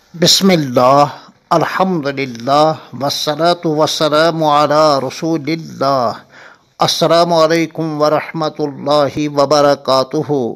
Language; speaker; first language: Urdu; non-native, local second language; Kashmiri